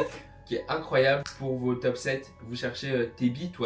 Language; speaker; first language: French; native; French